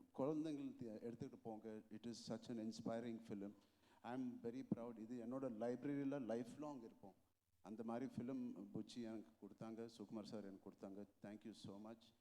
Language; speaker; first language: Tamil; non-native, local second language; Telugu